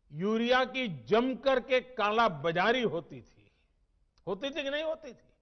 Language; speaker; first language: Hindi; non-native, local second language; Gujarati